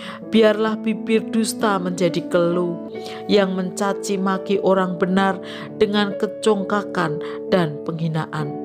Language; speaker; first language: Indonesian; native; Indonesian